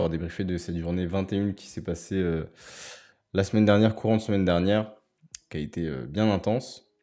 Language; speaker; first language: French; native; French